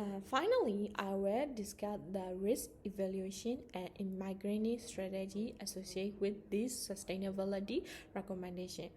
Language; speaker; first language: English; non-native, learner; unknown